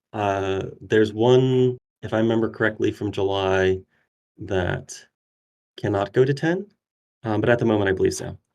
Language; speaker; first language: English; native; English